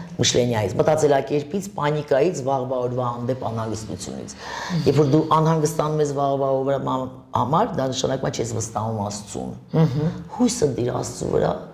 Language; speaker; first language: Armenian; native; Armenian